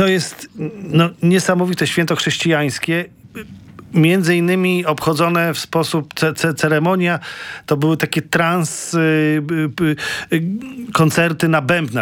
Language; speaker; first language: Polish; native; Polish